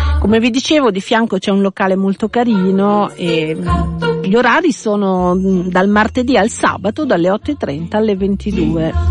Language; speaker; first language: Italian; native; Italian